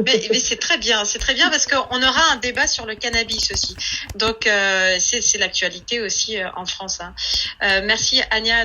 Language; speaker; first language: French; native; French